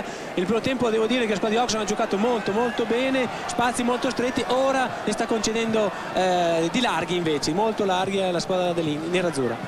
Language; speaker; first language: Italian; native; Italian